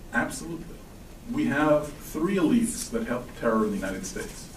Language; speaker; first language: English; native; English